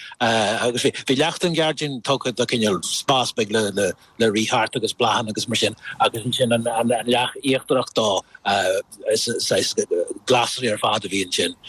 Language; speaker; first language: Irish; non-native, local second language; English